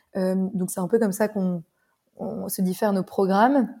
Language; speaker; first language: French; native; French